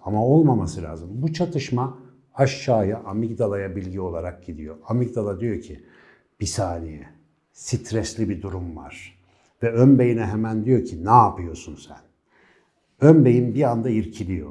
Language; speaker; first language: Turkish; native; Turkish